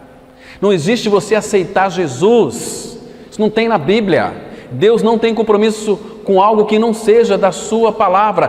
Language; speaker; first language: Portuguese; native; Portuguese